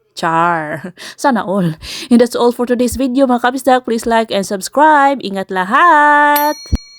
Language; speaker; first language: Filipino; non-native, local second language; Cebuano